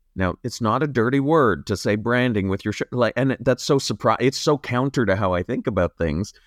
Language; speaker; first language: English; native; English